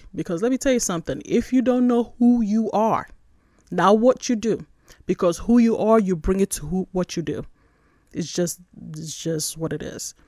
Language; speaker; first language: English; non-native, local second language; Igbo